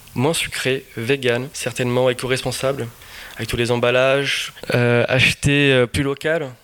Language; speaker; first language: French; non-native, fluent; Portuguese